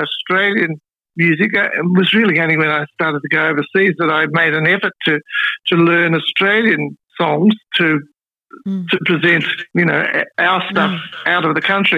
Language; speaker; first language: English; native; English